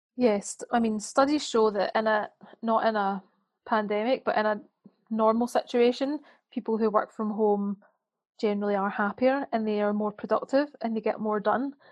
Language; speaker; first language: English; native; English